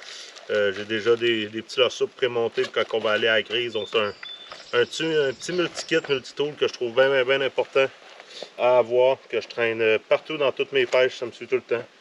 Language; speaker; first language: French; native; French